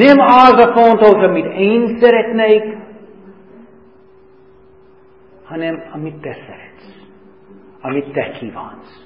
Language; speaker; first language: Hungarian; non-native, fluent; English